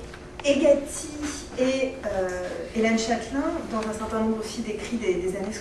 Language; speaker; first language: French; native; French